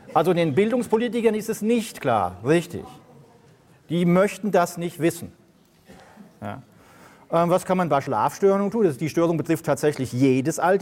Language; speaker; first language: German; native; German